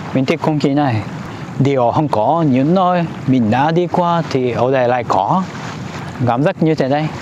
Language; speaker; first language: Vietnamese; non-native, fluent; Japanese